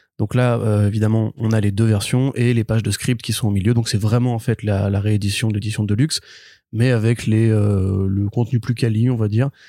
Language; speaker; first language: French; native; French